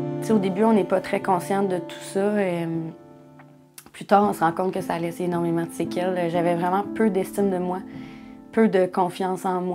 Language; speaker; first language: French; native; French